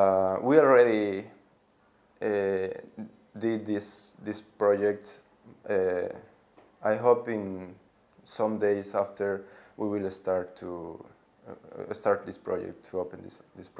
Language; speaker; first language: English; non-native, learner; Spanish